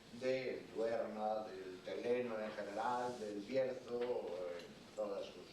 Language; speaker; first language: Spanish; native; Spanish